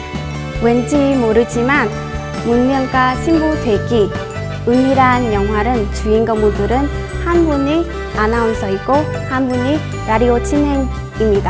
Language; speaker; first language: Korean; non-native, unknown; Vietnamese